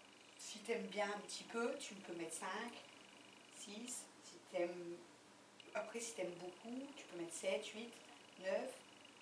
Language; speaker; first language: French; native; French